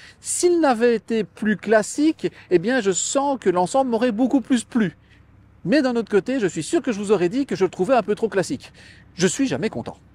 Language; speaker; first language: French; native; French